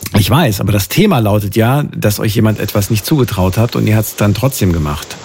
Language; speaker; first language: German; native; German